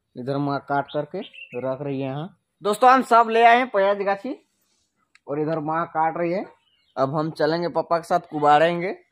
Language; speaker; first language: Hindi; native; Hindi